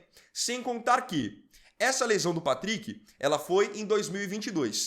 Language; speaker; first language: Portuguese; native; Portuguese